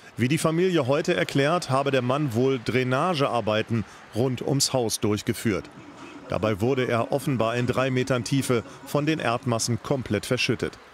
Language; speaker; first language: German; native; German